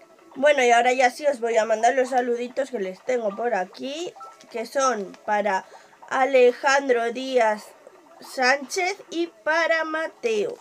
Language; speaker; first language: Spanish; native; Spanish